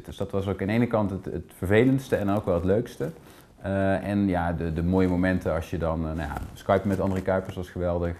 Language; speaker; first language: Dutch; native; Dutch